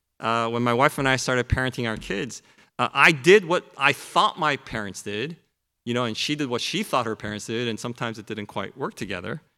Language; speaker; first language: English; early bilingual, other home language; Korean